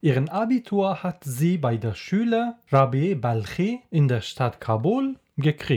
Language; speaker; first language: German; non-native, learner; Persian